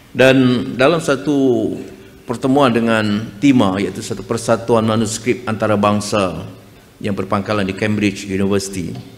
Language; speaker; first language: Malay; native; Malay